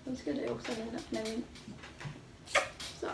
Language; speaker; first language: Swedish; non-native, learner; Thai